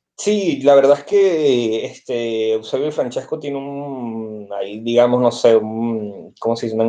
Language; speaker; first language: Spanish; native; Spanish